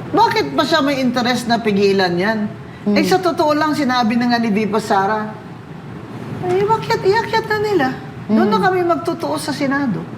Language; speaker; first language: Filipino; non-native, local second language; Cebuano